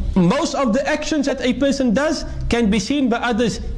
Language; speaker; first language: English; native; English